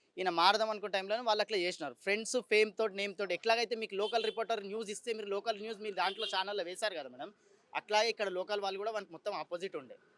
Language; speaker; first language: Telugu; native; Telugu